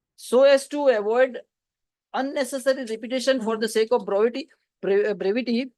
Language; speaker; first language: English; non-native, local second language; Gujarati